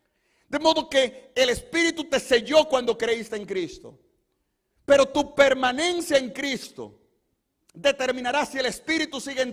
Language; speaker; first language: Spanish; native; Spanish